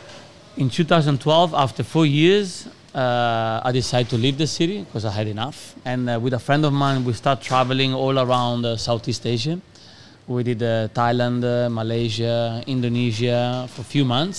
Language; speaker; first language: English; non-native, fluent; Italian